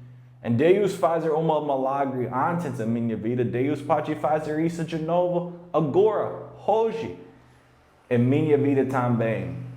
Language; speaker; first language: Portuguese; non-native, learner; English